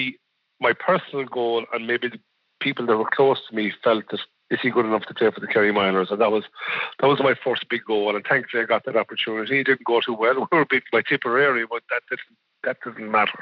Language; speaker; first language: English; native; English